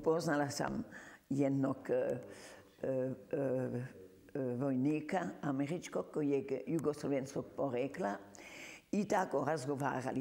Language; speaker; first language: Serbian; early bilingual, heritage; Serbian